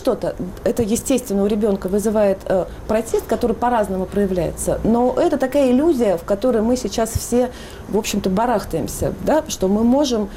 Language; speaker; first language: Russian; native; Russian